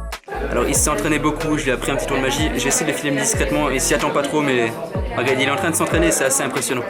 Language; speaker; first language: French; native; French